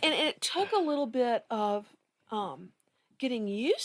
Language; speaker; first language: English; native; English